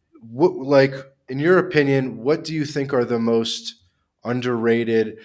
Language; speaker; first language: English; native; English